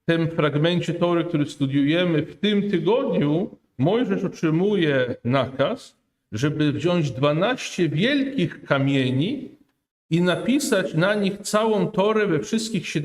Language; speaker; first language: Polish; non-native, fluent; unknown